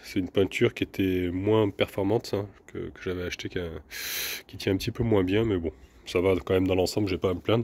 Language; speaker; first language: French; native; French